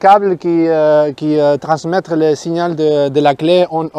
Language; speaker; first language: French; non-native, fluent; Spanish